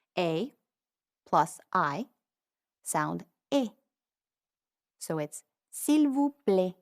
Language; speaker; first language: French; non-native, fluent; English